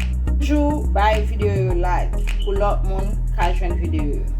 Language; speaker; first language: French; non-native, local second language; Haitian Creole